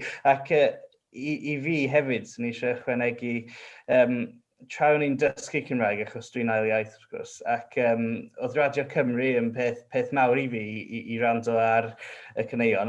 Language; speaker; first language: Welsh; non-native, local second language; English